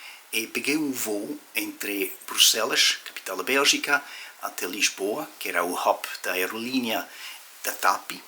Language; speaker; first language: Portuguese; non-native, fluent; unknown